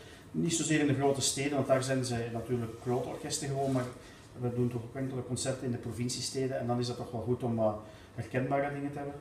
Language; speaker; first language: Dutch; native; Dutch